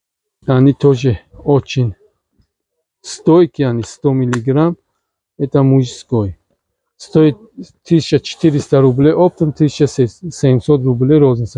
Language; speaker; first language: Russian; non-native, learner; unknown